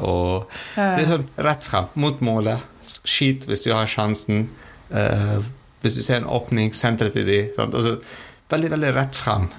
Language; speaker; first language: Norwegian; non-native, fluent; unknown